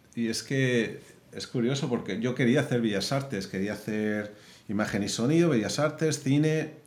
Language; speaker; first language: Spanish; native; Spanish